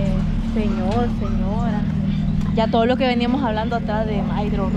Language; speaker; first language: Spanish; native; Spanish